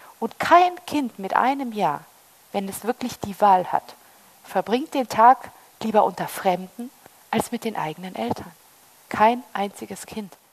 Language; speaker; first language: German; early bilingual, heritage; German